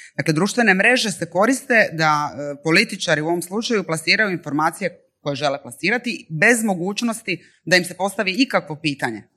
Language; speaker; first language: Croatian; native; Croatian